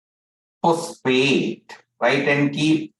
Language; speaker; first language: English; non-native, local second language; Tamil